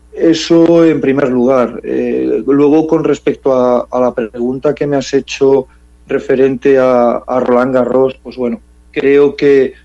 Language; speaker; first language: Spanish; early bilingual, heritage; English